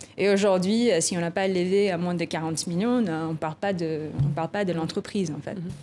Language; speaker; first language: French; non-native, fluent; Filipino